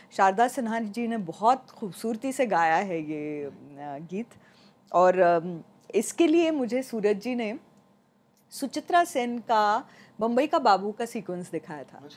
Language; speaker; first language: Hindi; non-native, local second language; Marathi